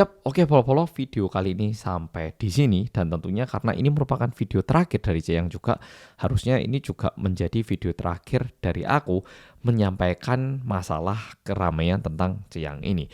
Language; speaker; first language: Indonesian; early bilingual, other home language; Korean